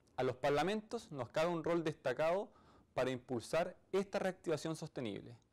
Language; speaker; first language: Spanish; native; Spanish